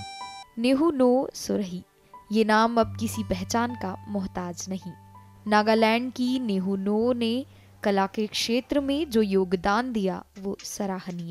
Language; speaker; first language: Hindi; native; Hindi